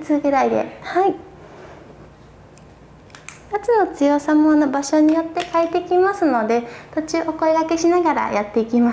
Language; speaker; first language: Japanese; native; Japanese